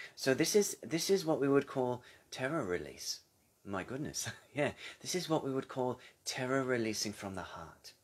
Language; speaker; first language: English; native; English